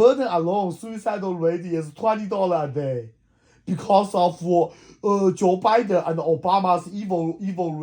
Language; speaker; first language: English; non-native, learner; Chinese